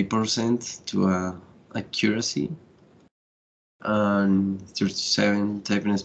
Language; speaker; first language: English; non-native, fluent; Spanish